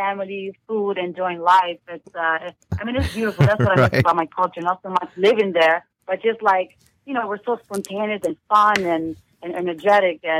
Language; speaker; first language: English; non-native, fluent; Italian